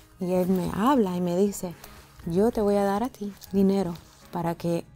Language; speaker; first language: Spanish; early bilingual, other home language; English